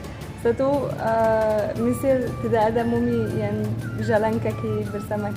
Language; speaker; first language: Indonesian; non-native, fluent; Arabic